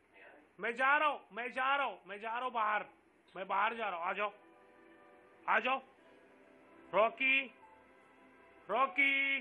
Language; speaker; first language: Hindi; native; Hindi